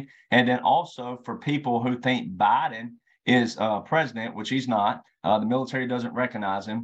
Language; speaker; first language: English; native; English